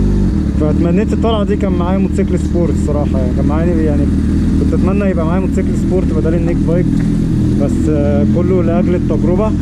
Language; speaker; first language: Arabic; native; Arabic